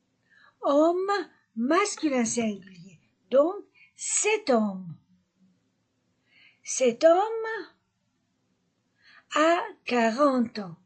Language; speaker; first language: French; non-native, fluent; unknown